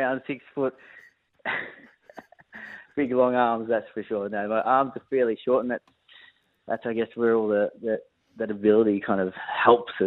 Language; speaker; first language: English; native; English